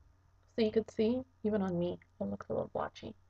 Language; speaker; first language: English; native; English